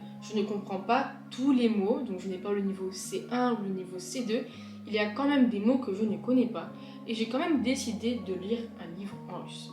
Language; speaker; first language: French; native; French